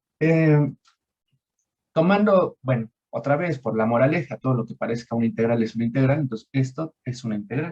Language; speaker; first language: Spanish; native; Spanish